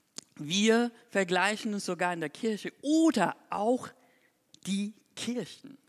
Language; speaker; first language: German; non-native, fluent; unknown